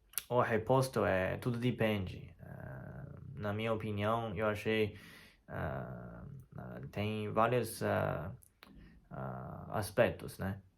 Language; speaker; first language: Portuguese; non-native, fluent; Chinese